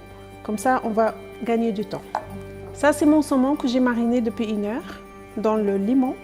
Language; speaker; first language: French; non-native, fluent; Spanish